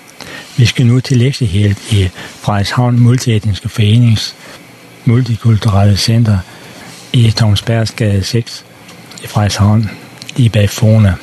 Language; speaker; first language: Danish; native; Danish